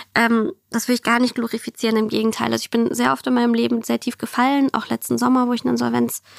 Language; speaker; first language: German; early bilingual, other home language; Russian